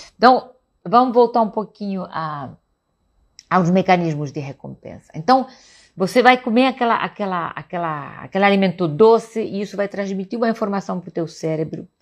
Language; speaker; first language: Portuguese; non-native, fluent; Catalan